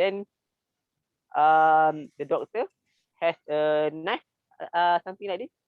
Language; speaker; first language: English; non-native, learner; Malay